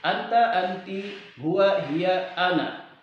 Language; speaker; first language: Arabic; non-native, fluent; Indonesian